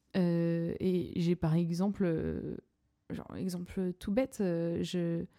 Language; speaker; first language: French; native; French